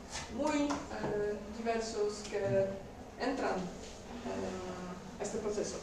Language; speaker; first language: Spanish; non-native, learner; Polish